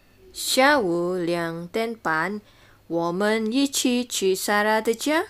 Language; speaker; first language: Chinese; non-native, learner; Malay